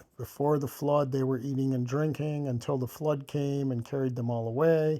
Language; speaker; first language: English; native; English